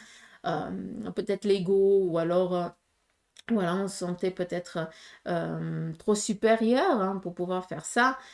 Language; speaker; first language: French; native; French